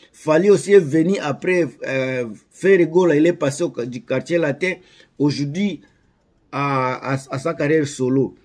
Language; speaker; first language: French; non-native, local second language; Lingala